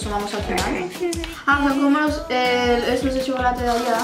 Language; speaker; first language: Spanish; early bilingual, heritage; English